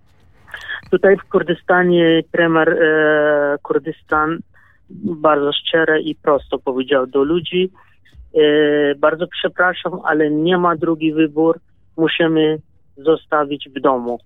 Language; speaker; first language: Polish; non-native, learner; Kurdish